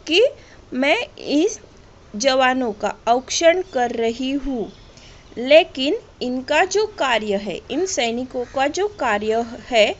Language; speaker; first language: Hindi; non-native, local second language; Marathi